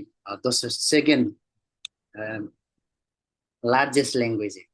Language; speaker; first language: Hindi; non-native, learner; Nepali